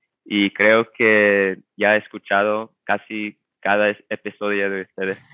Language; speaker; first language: Spanish; non-native, fluent; English